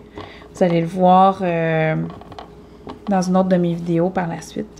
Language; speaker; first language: French; native; French